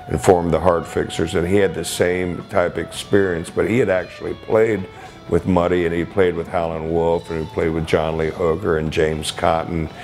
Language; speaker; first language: English; native; English